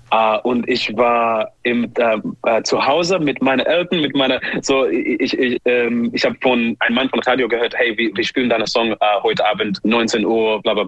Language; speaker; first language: German; non-native, fluent; English